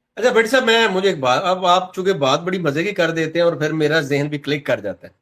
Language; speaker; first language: Urdu; non-native, local second language; Punjabi